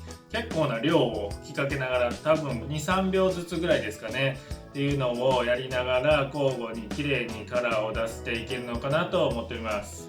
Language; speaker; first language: Japanese; native; Japanese